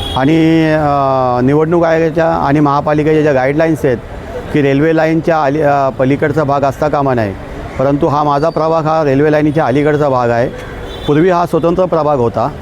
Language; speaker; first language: Marathi; native; Marathi